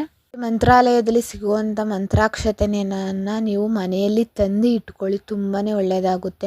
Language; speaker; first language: Kannada; native; Kannada